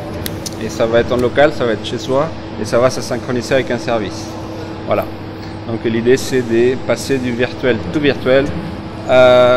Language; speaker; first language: French; non-native, fluent; Spanish